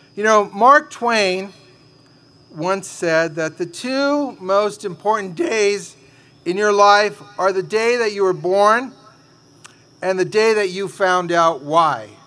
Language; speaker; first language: English; early bilingual, other home language; Spanish